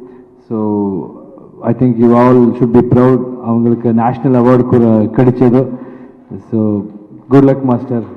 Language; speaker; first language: Tamil; non-native, learner; Kannada